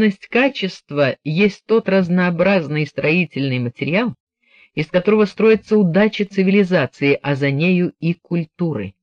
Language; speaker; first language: Russian; native; Russian